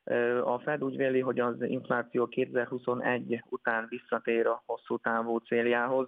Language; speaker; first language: Hungarian; native; Hungarian